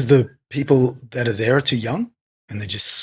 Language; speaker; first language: English; native; English